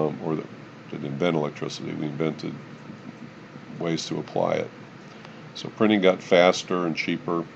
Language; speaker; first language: English; native; English